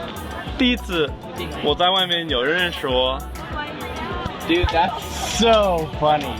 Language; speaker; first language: Chinese; non-native, learner; English